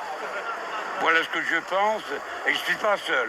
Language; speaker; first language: French; non-native, fluent; English